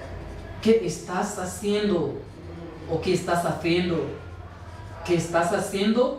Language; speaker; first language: Spanish; non-native, fluent; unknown